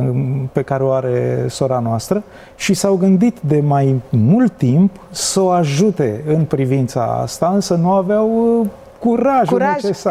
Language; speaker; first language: Romanian; native; Romanian